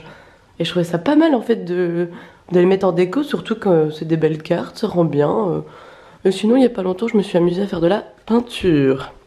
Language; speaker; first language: French; native; French